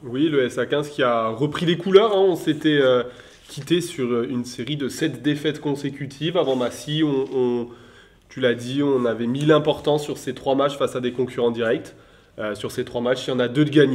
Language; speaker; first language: French; native; French